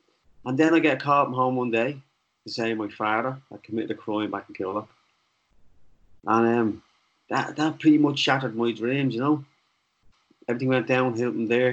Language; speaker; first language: English; native; English